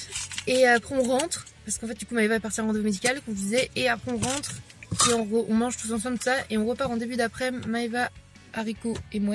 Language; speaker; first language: French; native; French